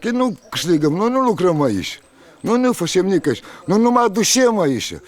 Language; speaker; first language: Romanian; non-native, local second language; Romany